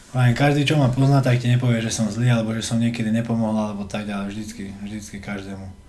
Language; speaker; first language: Slovak; early bilingual, heritage; Slovak